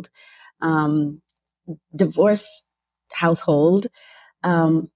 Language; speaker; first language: English; native; English